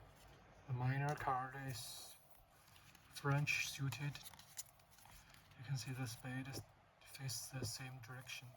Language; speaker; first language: English; non-native, learner; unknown